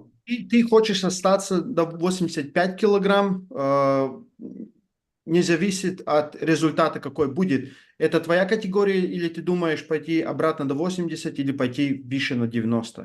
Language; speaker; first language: Russian; non-native, fluent; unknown